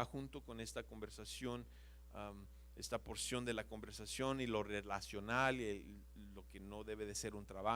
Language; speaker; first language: Spanish; non-native, fluent; English